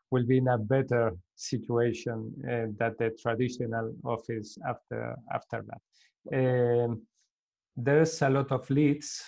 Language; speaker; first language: English; non-native, learner; Spanish